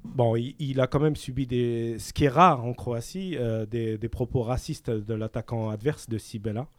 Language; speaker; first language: French; native; French